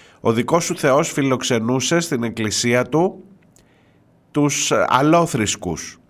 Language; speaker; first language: Greek; native; Greek